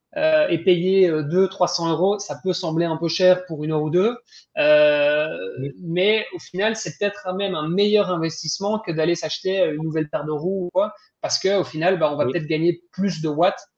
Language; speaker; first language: French; native; French